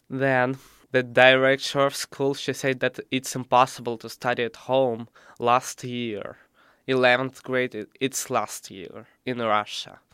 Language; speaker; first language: English; non-native, fluent; Russian